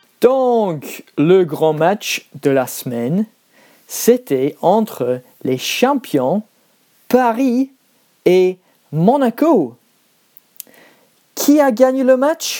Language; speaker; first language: French; non-native, learner; English